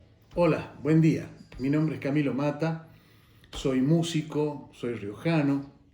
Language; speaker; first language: Spanish; native; Spanish